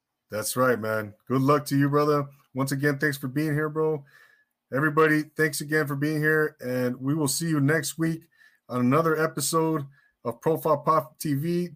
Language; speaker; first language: English; early bilingual, other home language; Spanish